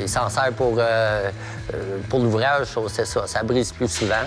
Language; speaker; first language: French; native; French